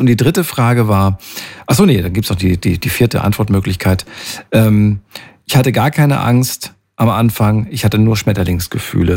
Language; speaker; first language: German; native; German